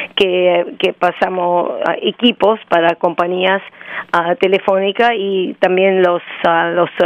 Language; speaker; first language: Spanish; native; Spanish